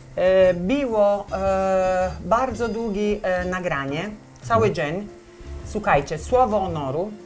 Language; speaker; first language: Polish; non-native, learner; Italian